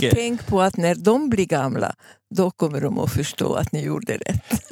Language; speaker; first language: Swedish; non-native, fluent; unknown